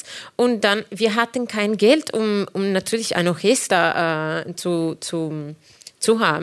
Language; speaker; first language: German; non-native, fluent; Spanish